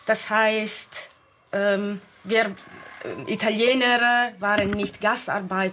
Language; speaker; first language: German; non-native, fluent; Italian